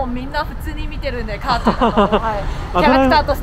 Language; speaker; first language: Japanese; non-native, fluent; Chinese